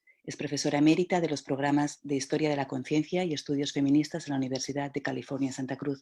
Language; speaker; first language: Spanish; native; Spanish